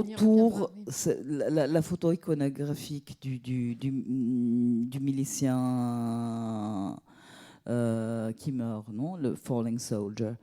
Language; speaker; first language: French; non-native, fluent; Italian